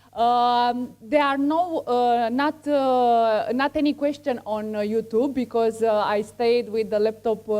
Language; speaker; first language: English; non-native, fluent; Romanian